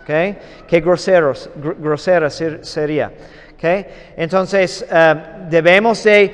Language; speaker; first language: Spanish; non-native, fluent; English